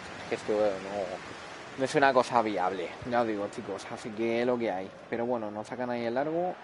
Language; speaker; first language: Spanish; native; Spanish